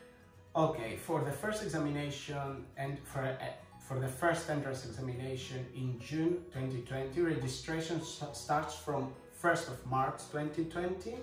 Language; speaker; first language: English; non-native, fluent; Greek